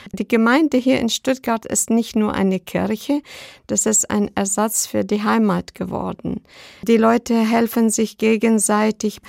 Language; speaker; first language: German; non-native, fluent; Arabic